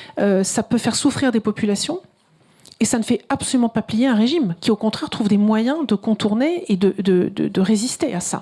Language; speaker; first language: French; native; French